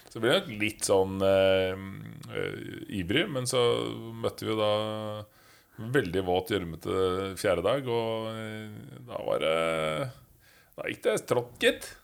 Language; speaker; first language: Norwegian; native; Norwegian